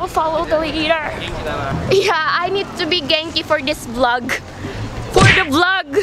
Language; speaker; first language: English; non-native, fluent; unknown